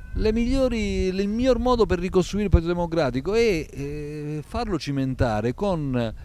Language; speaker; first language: Italian; native; Italian